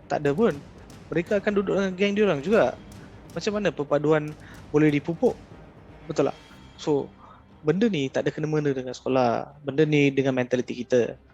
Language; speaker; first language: Malay; non-native, local second language; Tamil